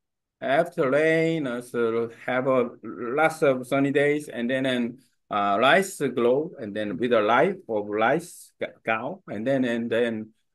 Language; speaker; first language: English; non-native, learner; Korean